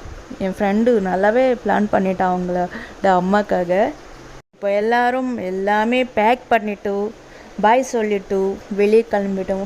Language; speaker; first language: Tamil; non-native, local second language; Telugu